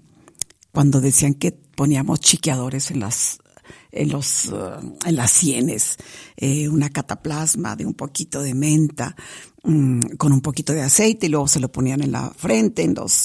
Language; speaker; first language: Spanish; native; Spanish